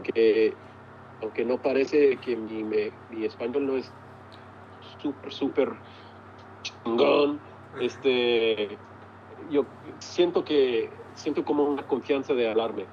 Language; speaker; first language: Spanish; early bilingual, heritage; English